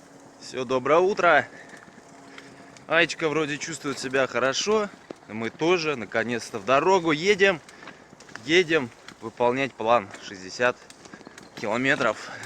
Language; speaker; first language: Russian; native; Russian